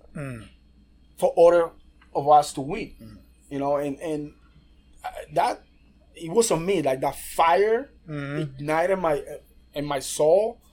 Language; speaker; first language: English; non-native, fluent; Spanish